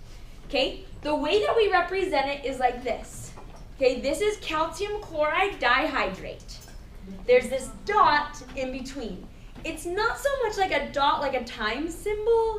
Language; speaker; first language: English; native; English